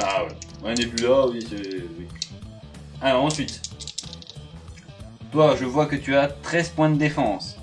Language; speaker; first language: French; native; French